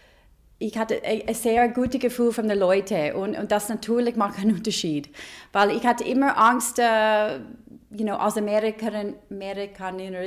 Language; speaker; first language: German; non-native, fluent; English